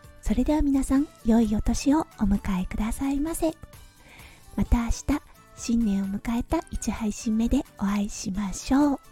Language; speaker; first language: Japanese; native; Japanese